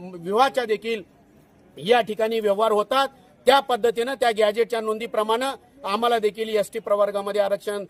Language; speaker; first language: Marathi; non-native, local second language; Lambadi